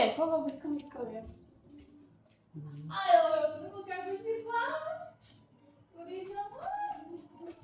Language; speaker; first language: Korean; non-native, learner; Filipino